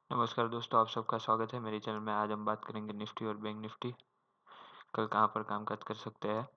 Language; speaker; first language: Hindi; non-native, local second language; Gujarati